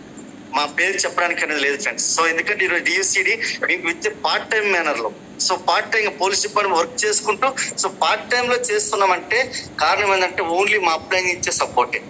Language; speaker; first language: Telugu; native; Telugu